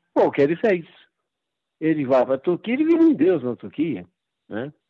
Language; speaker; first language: Portuguese; native; Portuguese